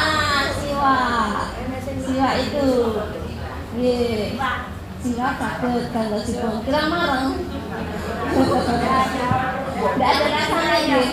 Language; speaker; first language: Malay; non-native, local second language; Javanese